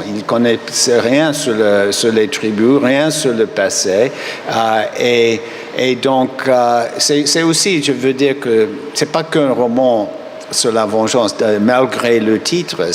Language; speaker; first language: French; non-native, fluent; English